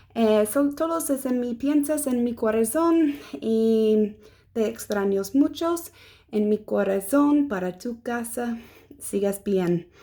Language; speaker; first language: Spanish; non-native, learner; English